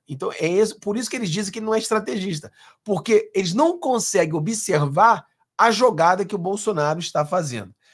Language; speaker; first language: Portuguese; native; Portuguese